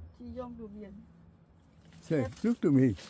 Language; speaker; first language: English; non-native, learner; French